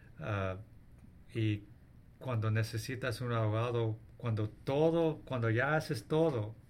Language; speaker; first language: Spanish; early bilingual, heritage; English